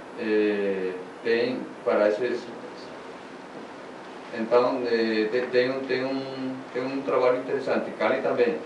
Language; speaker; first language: Portuguese; non-native, learner; Spanish